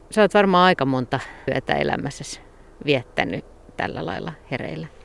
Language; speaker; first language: Finnish; native; Finnish